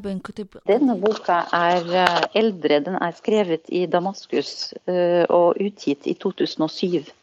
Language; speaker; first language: Norwegian; non-native, fluent; Arabic